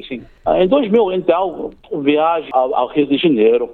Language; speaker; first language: Portuguese; non-native, learner; English